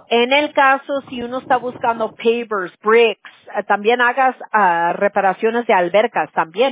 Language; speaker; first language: Spanish; early bilingual, heritage; Spanish